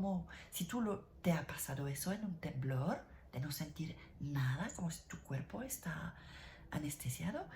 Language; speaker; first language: Spanish; non-native, learner; French